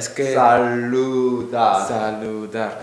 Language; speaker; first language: Spanish; non-native, learner; Korean